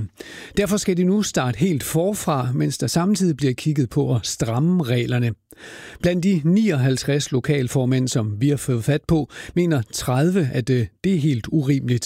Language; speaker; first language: Danish; native; Danish